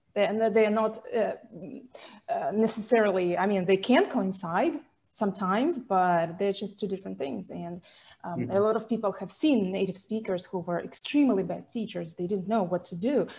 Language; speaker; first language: English; non-native, fluent; Russian